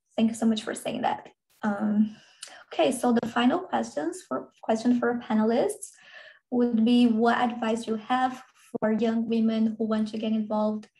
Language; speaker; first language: English; non-native, fluent; Portuguese